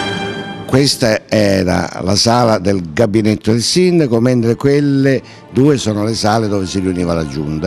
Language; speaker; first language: Italian; native; Italian